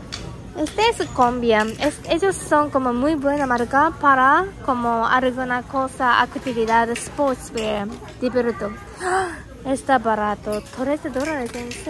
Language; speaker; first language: Spanish; non-native, learner; Japanese